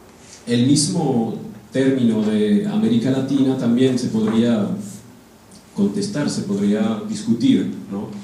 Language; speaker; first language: Spanish; non-native, fluent; French